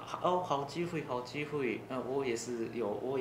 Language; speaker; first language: Chinese; non-native, learner; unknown